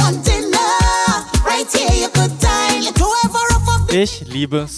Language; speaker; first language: English; non-native, fluent; German